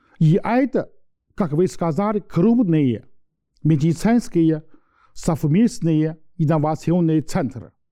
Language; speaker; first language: Russian; non-native, learner; Chinese